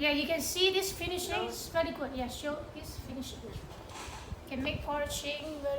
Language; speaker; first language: English; non-native, learner; Chinese